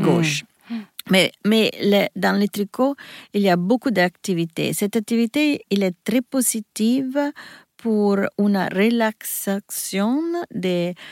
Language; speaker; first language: French; non-native, learner; Italian